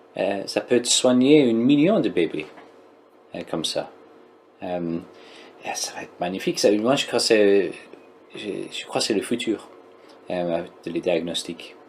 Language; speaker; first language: French; non-native, learner; English